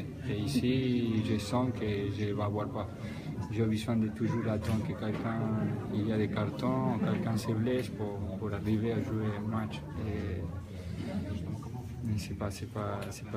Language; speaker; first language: French; non-native, fluent; Spanish